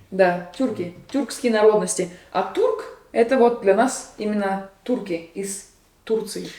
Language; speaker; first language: Russian; non-native, local second language; Crimean Tatar